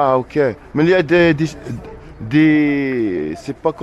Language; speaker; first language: French; non-native, learner; Arabic